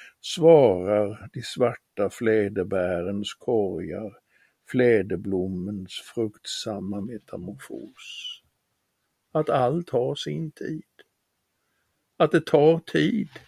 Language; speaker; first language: Swedish; native; Swedish